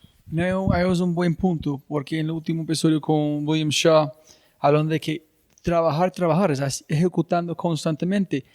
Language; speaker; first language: Spanish; non-native, fluent; English